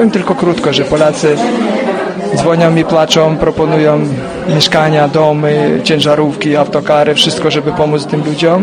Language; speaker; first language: Polish; non-native, fluent; Ukrainian